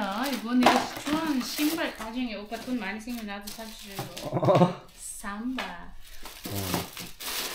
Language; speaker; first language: Korean; non-native, fluent; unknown